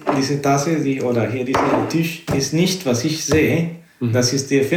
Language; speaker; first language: German; non-native, fluent; Spanish